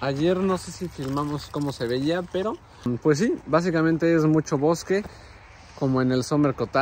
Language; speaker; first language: Spanish; native; Spanish